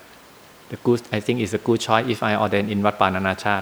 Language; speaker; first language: English; non-native, learner; Thai